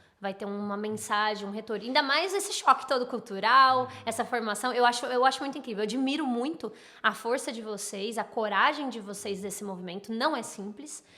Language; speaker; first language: Portuguese; native; Portuguese